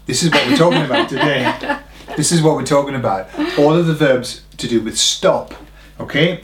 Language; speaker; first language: English; native; English